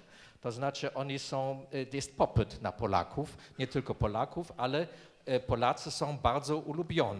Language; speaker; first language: Polish; non-native, fluent; German